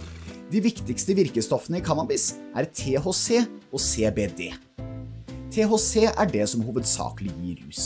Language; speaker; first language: Norwegian; native; Norwegian